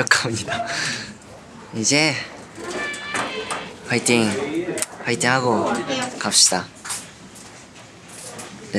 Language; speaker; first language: Korean; non-native, fluent; Japanese